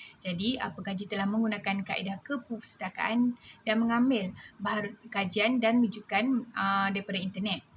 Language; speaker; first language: Malay; native; Malay